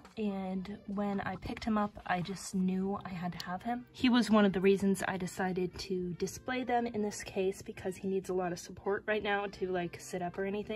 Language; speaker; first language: English; native; English